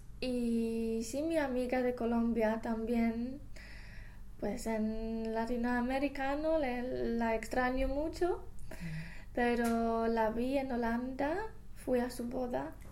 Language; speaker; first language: Spanish; non-native, fluent; Polish